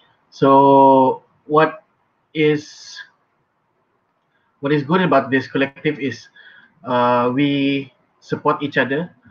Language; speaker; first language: English; non-native, local second language; Malay